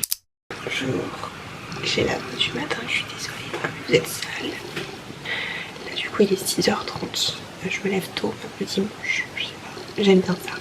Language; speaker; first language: French; native; French